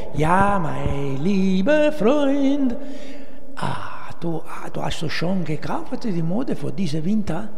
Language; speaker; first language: German; non-native, learner; Italian